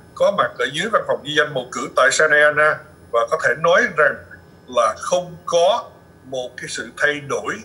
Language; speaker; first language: Vietnamese; early bilingual, other home language; English